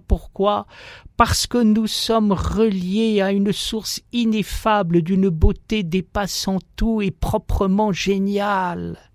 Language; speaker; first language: French; native; French